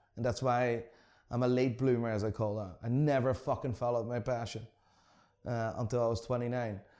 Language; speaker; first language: English; non-native, fluent; Dutch